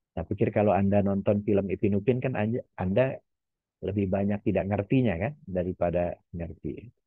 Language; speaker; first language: Indonesian; non-native, local second language; Javanese